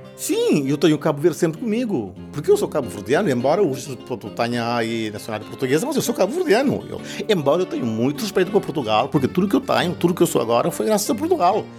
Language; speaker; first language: Portuguese; non-native, local second language; Kabuverdianu